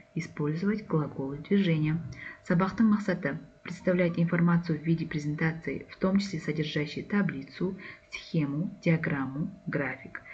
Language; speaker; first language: Russian; non-native, local second language; Kazakh